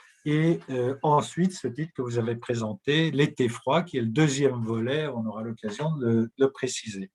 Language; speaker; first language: French; native; French